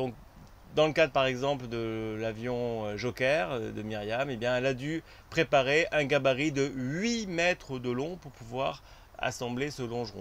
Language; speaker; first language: French; native; French